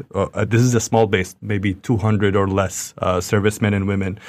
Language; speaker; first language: English; early bilingual, other home language; Arabic